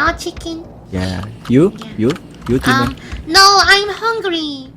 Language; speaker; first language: English; non-native, learner; Korean